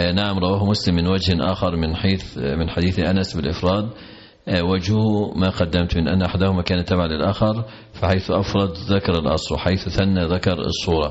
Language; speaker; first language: Arabic; native; Arabic